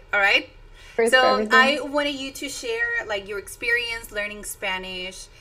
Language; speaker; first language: English; non-native, fluent; Spanish